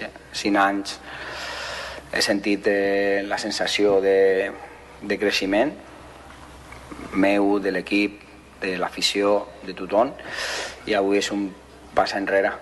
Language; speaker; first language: Catalan; non-native, fluent; Spanish